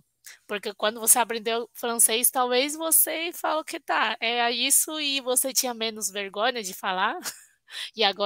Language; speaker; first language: Portuguese; non-native, fluent; Chinese